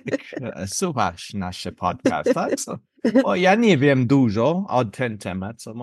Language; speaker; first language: Polish; non-native, learner; English